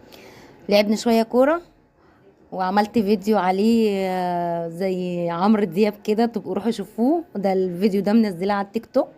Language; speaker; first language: Arabic; native; Arabic